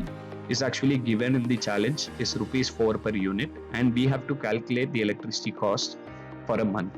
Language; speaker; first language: English; non-native, local second language; Tamil